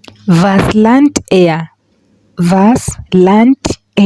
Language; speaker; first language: German; non-native, learner; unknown